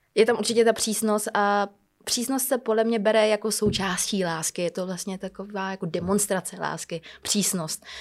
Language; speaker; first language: Czech; early bilingual, other home language; Vietnamese